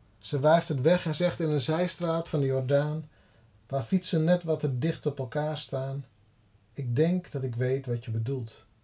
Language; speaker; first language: Dutch; non-native, local second language; Western Frisian